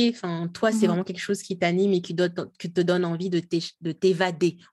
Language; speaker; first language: French; non-native, local second language; Lingala